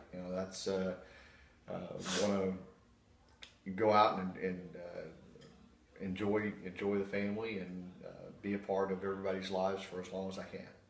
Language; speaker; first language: English; native; English